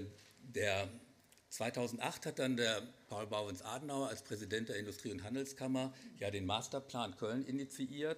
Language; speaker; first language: German; native; German